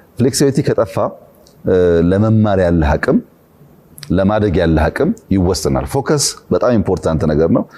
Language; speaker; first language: Amharic; non-native, local second language; Oromo